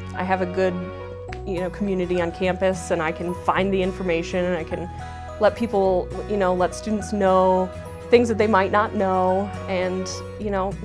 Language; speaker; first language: English; native; English